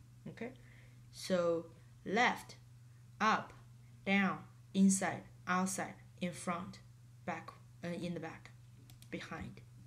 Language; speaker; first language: English; non-native, fluent; Chinese